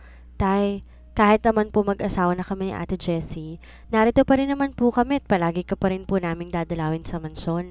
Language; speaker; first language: Filipino; native; Filipino